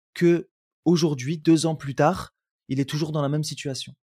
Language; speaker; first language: French; native; French